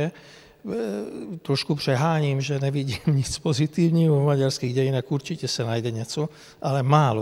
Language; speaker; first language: Czech; non-native, fluent; Hungarian